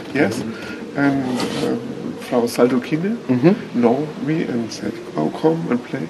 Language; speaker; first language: English; non-native, fluent; German